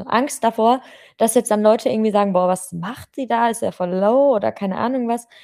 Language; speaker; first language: German; native; German